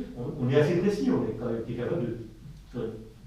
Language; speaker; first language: French; native; French